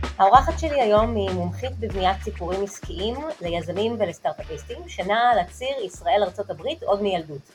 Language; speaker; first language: Hebrew; native; Hebrew